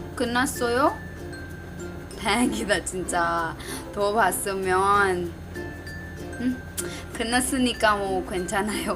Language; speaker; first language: Korean; non-native, learner; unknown